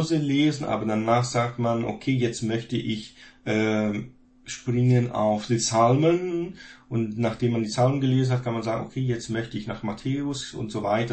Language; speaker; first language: German; non-native, fluent; Portuguese